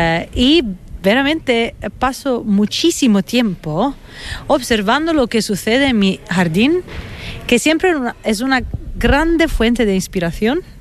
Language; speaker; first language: Spanish; non-native, fluent; Italian